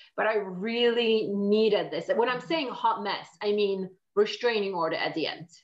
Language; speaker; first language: English; non-native, fluent; Polish